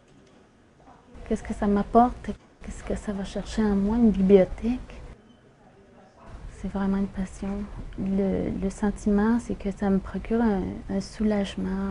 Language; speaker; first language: French; native; French